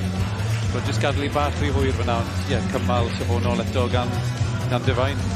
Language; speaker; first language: Welsh; native; Welsh